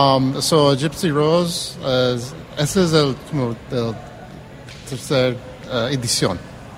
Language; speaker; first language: Spanish; early bilingual, heritage; Spanish